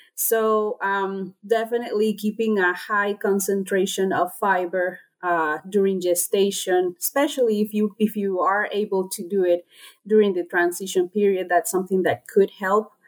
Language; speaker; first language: English; non-native, fluent; Spanish